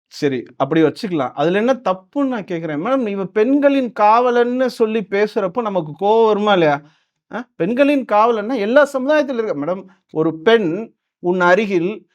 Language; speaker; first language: Tamil; non-native, local second language; Telugu